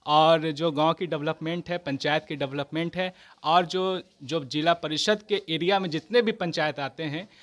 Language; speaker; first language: Hindi; native; Hindi